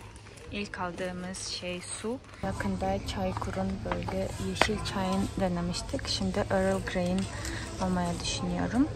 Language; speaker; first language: Turkish; non-native, fluent; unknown